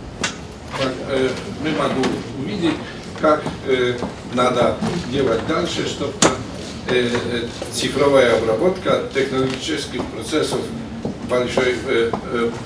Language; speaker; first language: Russian; non-native, learner; Polish